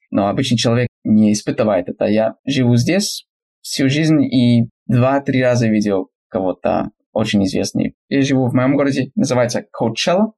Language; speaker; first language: Russian; non-native, fluent; English